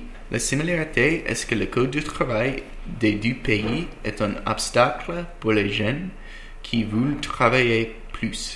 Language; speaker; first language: French; non-native, learner; English